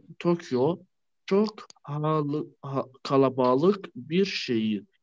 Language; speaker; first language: Turkish; non-native, learner; Arabic